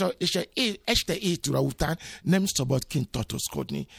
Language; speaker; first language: Hungarian; non-native, learner; Yoruba